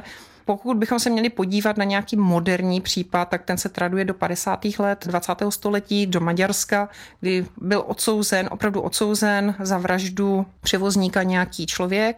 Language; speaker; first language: Czech; native; Czech